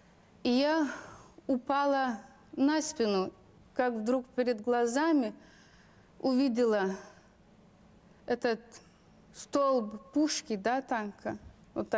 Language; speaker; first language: Russian; non-native, local second language; Lithuanian